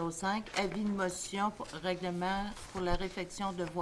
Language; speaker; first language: French; native; French